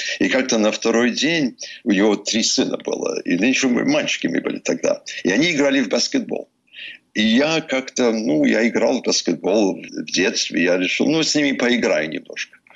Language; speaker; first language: Russian; early bilingual, heritage; Russian